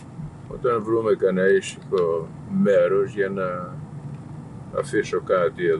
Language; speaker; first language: Greek; early bilingual, heritage; English